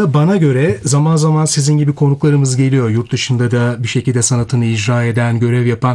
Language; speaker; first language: Turkish; native; Turkish